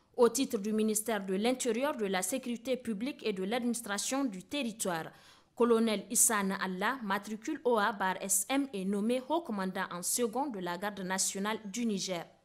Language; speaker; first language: French; non-native, local second language; Hausa